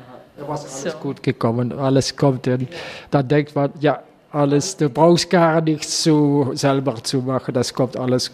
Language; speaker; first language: German; non-native, learner; Dutch